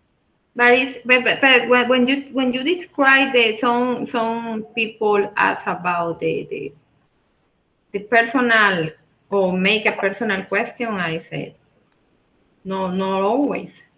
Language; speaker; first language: English; non-native, learner; Spanish